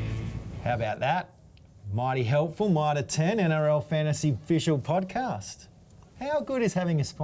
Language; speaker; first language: English; native; English